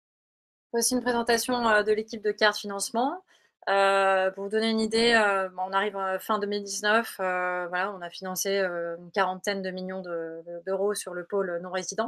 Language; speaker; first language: French; native; French